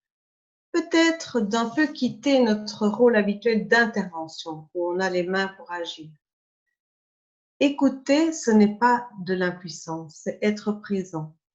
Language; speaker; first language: French; native; French